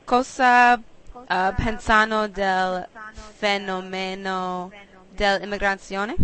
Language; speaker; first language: Italian; non-native, learner; English